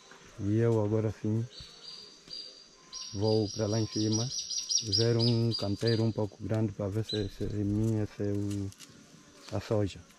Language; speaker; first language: Portuguese; non-native, fluent; Vietnamese